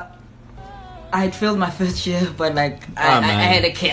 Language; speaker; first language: English; non-native, local second language; Zulu